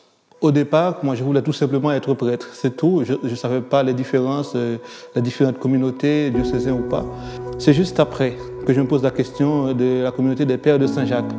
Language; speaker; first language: French; non-native, local second language; Haitian Creole